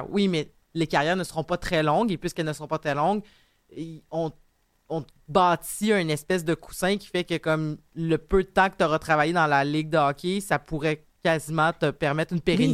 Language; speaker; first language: French; native; French